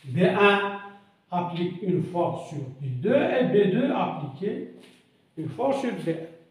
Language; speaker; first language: French; non-native, local second language; Arabic